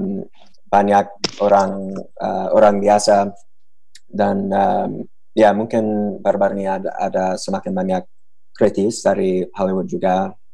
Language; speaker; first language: Indonesian; non-native, fluent; English